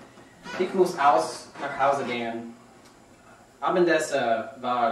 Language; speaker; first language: German; non-native, learner; English